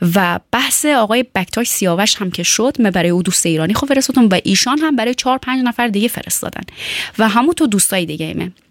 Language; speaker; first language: Persian; early bilingual, heritage; Persian